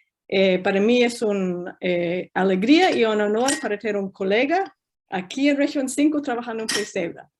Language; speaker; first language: Spanish; non-native, fluent; English